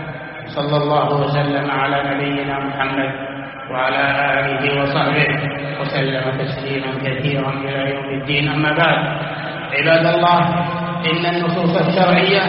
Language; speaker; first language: Arabic; native; Arabic